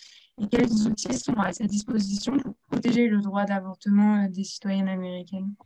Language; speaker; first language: French; native; French